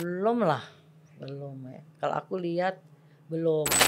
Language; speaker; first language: Indonesian; native; Indonesian